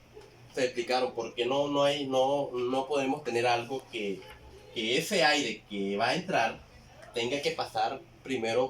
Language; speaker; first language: Spanish; native; Spanish